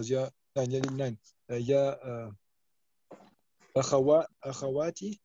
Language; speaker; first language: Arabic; non-native, learner; German